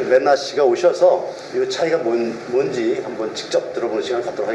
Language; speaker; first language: Korean; native; Korean